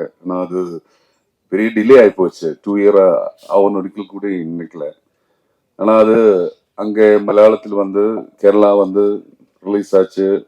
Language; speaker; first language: Tamil; non-native, learner; Malayalam